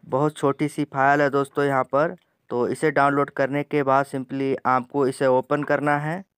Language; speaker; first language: Hindi; native; Hindi